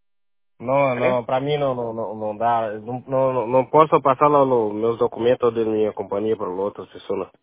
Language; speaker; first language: Spanish; non-native, learner; Portuguese